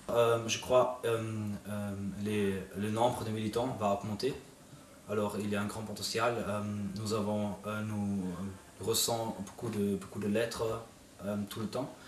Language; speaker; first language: French; non-native, fluent; German